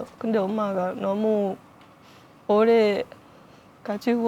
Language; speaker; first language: Korean; non-native, learner; Thai